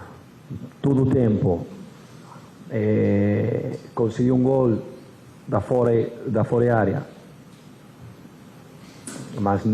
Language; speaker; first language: Portuguese; non-native, fluent; Spanish